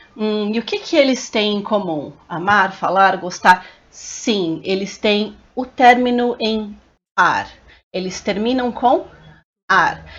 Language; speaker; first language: Portuguese; native; Portuguese